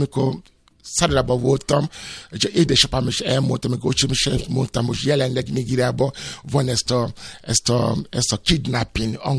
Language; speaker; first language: Hungarian; non-native, fluent; Yoruba